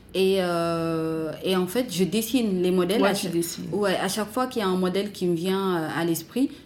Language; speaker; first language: French; non-native, local second language; Wolof